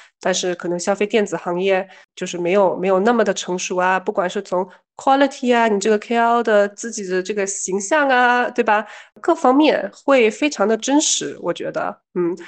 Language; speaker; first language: Chinese; early bilingual, heritage; Chinese